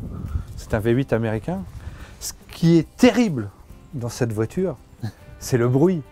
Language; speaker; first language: French; native; French